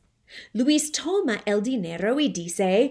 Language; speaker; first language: Spanish; non-native, fluent; English